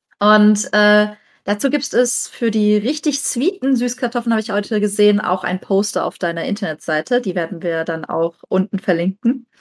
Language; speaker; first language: German; native; German